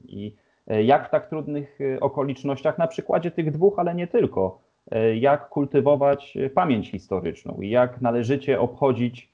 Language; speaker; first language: Polish; native; Polish